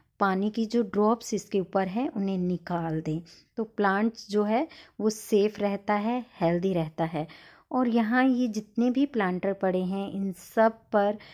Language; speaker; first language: Hindi; native; Hindi